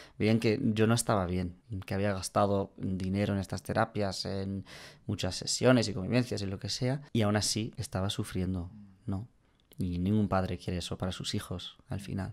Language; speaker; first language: Spanish; non-native, fluent; English